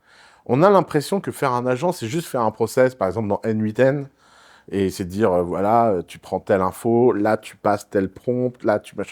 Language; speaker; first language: French; native; French